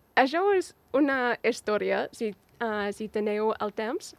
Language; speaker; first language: Catalan; non-native, learner; English